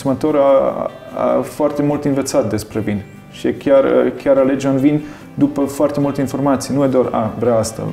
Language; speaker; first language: Romanian; non-native, learner; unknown